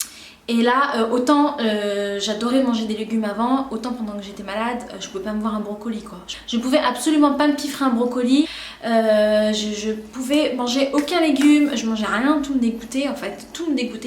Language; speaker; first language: French; native; French